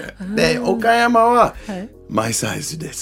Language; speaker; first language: Japanese; non-native, learner; English